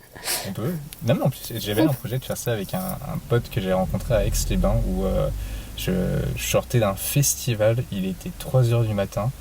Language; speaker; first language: French; native; French